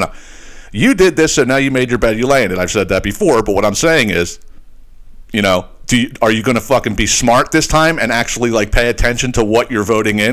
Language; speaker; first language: English; native; English